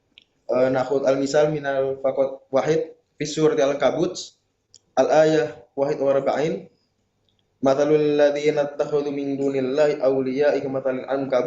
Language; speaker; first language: Arabic; non-native, fluent; Indonesian